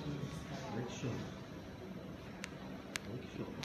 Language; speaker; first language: Portuguese; native; Portuguese